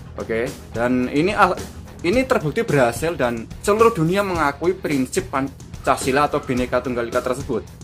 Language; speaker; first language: Indonesian; native; Indonesian